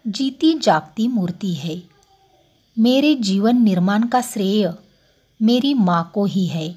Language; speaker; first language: Hindi; non-native, local second language; Marathi